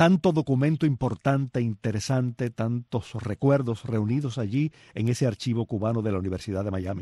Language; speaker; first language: Spanish; native; Spanish